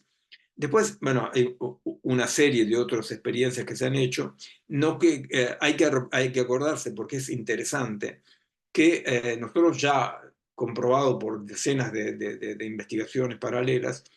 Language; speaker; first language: Spanish; native; Spanish